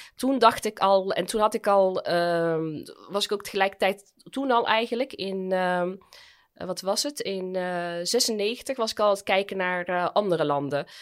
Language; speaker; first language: Dutch; early bilingual, other home language; Arabic